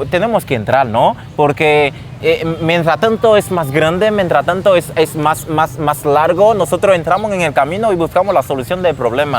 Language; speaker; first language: Spanish; non-native, fluent; Haitian Creole